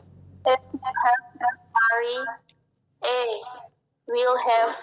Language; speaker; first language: English; non-native, learner; Indonesian